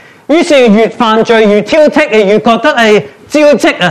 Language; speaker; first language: Cantonese; non-native, fluent; English